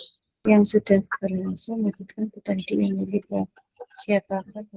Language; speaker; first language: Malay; non-native, local second language; Javanese